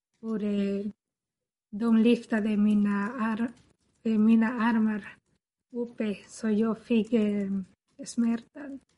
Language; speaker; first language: Swedish; non-native, learner; Spanish